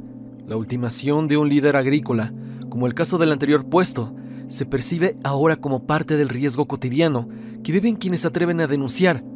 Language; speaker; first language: Spanish; native; Spanish